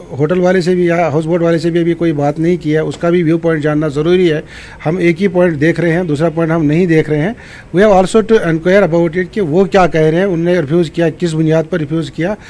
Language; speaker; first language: Urdu; non-native, local second language; Kashmiri